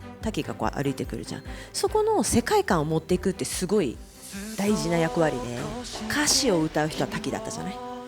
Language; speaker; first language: Japanese; native; Japanese